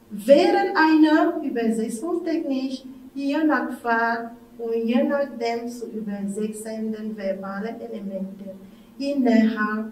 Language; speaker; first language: German; non-native, fluent; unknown